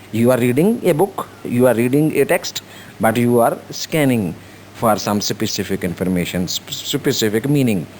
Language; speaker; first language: English; non-native, local second language; Urdu